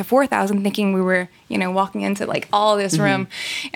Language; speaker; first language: English; native; English